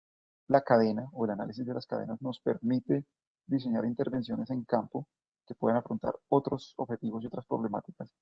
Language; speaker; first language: Spanish; native; Spanish